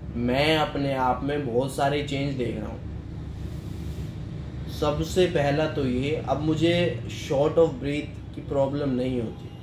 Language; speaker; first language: Hindi; native; Hindi